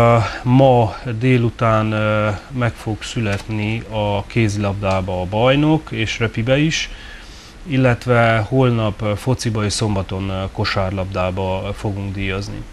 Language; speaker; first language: Hungarian; native; Hungarian